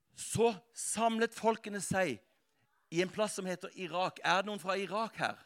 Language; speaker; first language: Norwegian; native; Norwegian